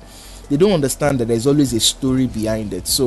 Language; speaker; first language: English; non-native, local second language; Yoruba